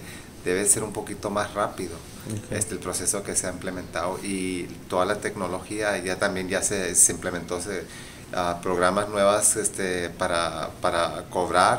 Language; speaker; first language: Spanish; early bilingual, heritage; Spanish